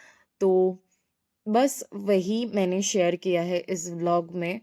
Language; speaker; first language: Hindi; non-native, local second language; Bangla